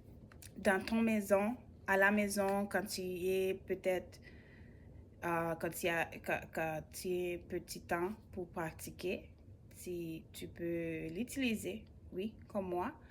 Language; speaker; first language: French; non-native, learner; English